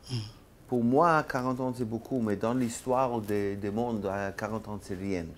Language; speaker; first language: French; non-native, learner; Hebrew